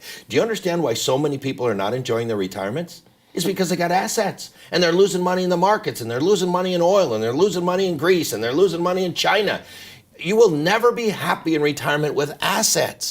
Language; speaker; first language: English; native; English